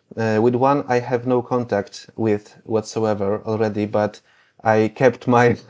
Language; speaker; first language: English; non-native, fluent; Polish